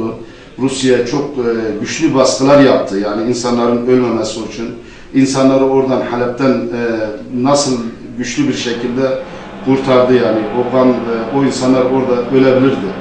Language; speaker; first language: Turkish; non-native, fluent; Arabic